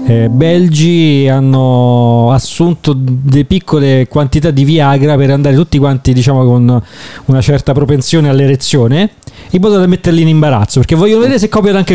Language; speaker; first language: Italian; native; Italian